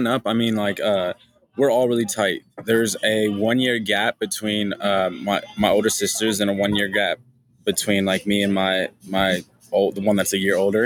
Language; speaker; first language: English; native; English